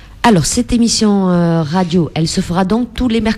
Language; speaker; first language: French; native; French